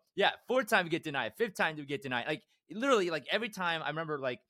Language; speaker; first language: English; early bilingual, other home language; Korean